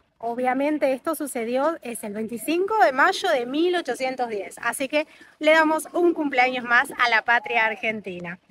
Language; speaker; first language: Spanish; native; Spanish